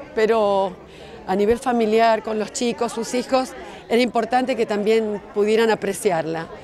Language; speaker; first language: Spanish; native; Spanish